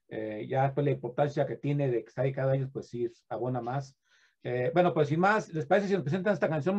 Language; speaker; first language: Spanish; native; Spanish